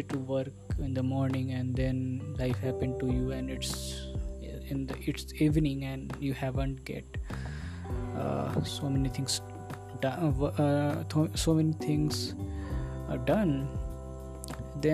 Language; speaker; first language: English; non-native, local second language; Hindi